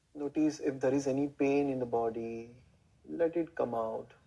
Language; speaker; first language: English; non-native, local second language; Gujarati